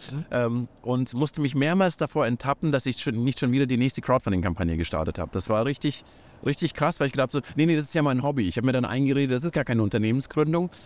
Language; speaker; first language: German; early bilingual, other home language; Russian